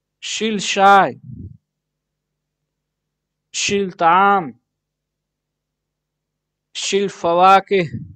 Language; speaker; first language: Arabic; non-native, learner; Urdu